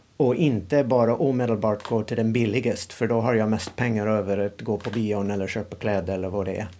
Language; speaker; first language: Swedish; non-native, fluent; English